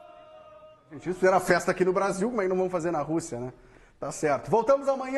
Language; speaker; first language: Portuguese; native; Portuguese